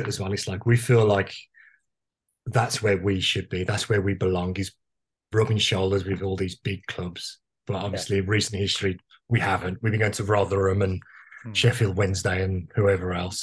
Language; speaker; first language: English; native; English